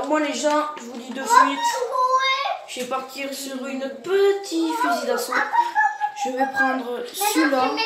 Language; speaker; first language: French; native; French